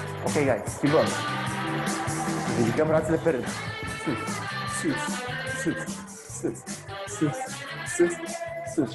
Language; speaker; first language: Romanian; native; Romanian